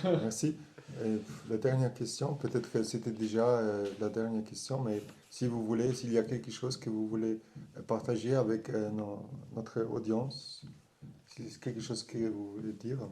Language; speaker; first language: French; non-native, learner; German